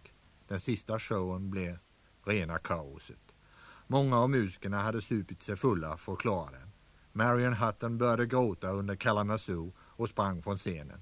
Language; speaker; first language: Swedish; native; Swedish